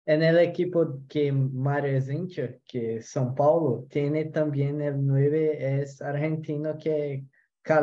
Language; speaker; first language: Spanish; non-native, local second language; Portuguese